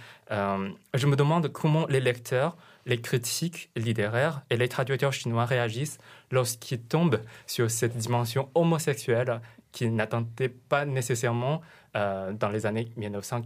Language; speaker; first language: French; non-native, fluent; Chinese